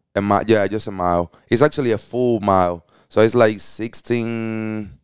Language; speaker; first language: English; early bilingual, other home language; Spanish